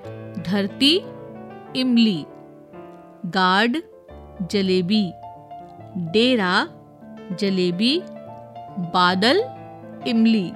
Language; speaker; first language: Hindi; native; Hindi